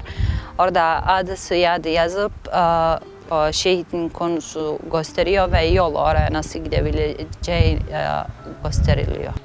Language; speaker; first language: Turkish; non-native, learner; Bosnian